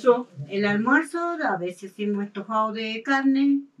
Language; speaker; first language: Spanish; native; Spanish